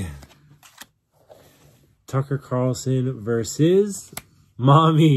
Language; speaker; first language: English; native; English